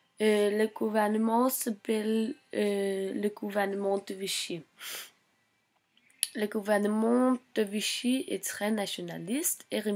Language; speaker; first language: French; non-native, learner; Norwegian